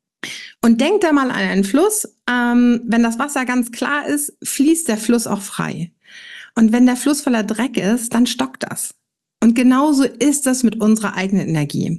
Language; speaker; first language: German; native; German